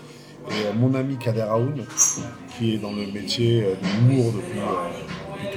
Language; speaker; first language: French; native; French